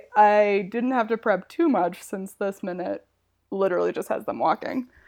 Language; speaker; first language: English; native; English